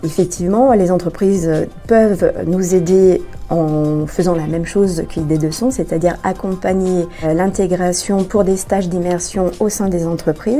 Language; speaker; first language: French; native; French